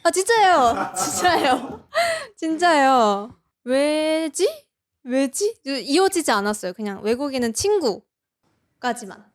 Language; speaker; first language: Korean; native; Korean